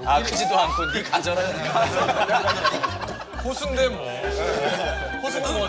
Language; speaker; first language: Korean; native; Korean